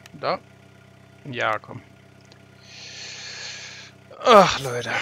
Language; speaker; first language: German; native; German